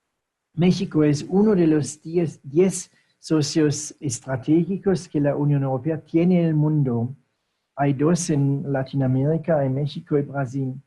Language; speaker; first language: Spanish; non-native, fluent; German